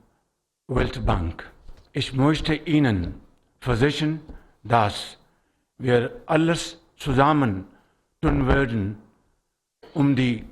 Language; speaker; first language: German; non-native, learner; Urdu